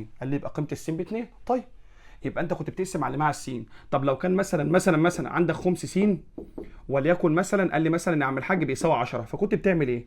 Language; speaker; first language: Arabic; native; Arabic